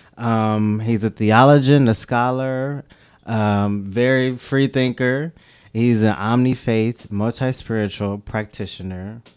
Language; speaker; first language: English; native; English